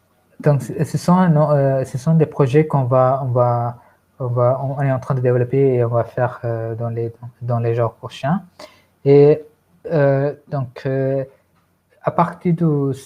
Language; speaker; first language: French; non-native, fluent; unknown